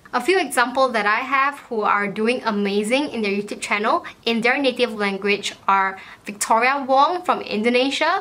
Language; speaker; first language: English; native; English